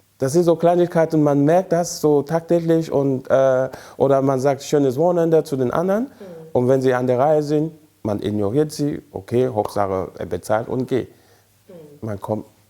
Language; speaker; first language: German; non-native, fluent; French